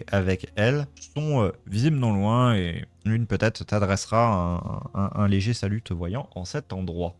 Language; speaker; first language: French; native; French